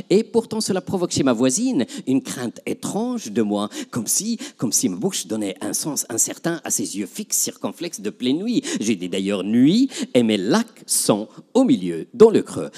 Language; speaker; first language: French; non-native, local second language; Arabic